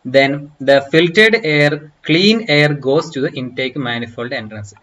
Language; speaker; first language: English; non-native, local second language; Malayalam